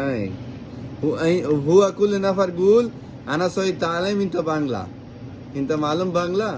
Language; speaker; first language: Arabic; non-native, learner; Bangla